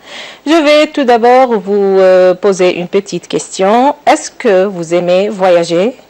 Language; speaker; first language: French; non-native, local second language; Arabic